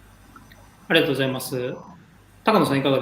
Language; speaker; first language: Japanese; native; Japanese